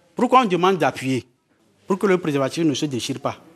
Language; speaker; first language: French; non-native, local second language; Ewe